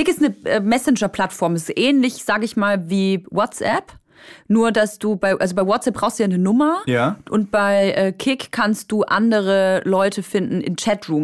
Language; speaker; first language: German; native; German